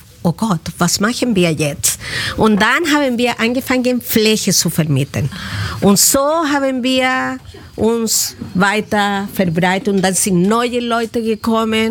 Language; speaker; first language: German; non-native, learner; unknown